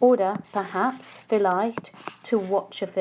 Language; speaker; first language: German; non-native, fluent; English